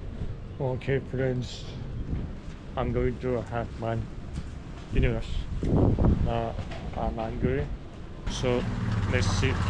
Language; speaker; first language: English; non-native, learner; Turkish